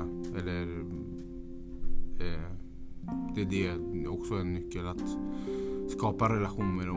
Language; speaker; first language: Swedish; non-native, fluent; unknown